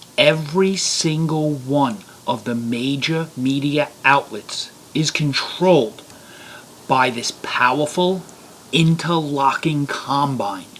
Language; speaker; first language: English; native; English